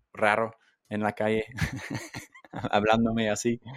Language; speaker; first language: Spanish; non-native, fluent; English